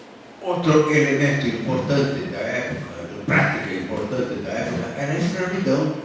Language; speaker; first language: Portuguese; native; Portuguese